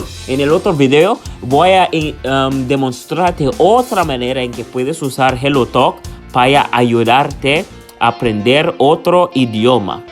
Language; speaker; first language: Spanish; non-native, learner; English